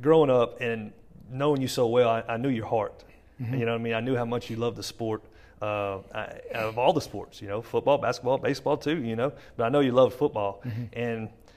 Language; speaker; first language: English; native; English